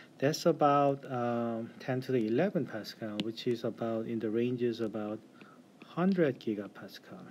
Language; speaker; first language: English; non-native, fluent; Korean